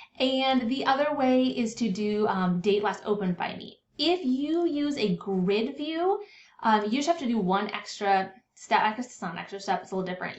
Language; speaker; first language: English; native; English